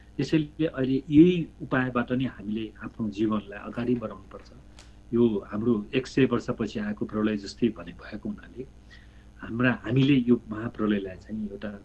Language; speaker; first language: Nepali; native; Nepali